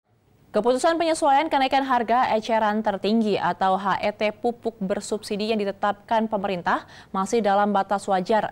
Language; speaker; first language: Indonesian; native; Indonesian